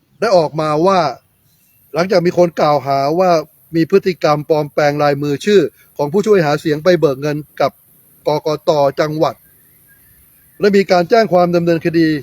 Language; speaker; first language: Thai; native; Thai